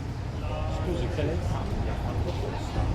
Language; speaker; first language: Italian; non-native, fluent; English